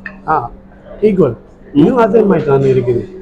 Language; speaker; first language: Tamil; native; Tamil